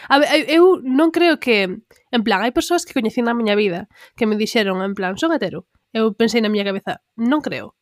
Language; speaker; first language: Galician; non-native, local second language; Spanish